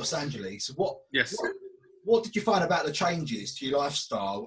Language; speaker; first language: English; native; English